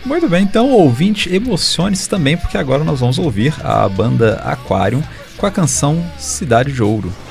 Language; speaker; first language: Portuguese; native; Portuguese